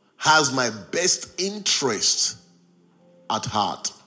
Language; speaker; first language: English; non-native, local second language; Yoruba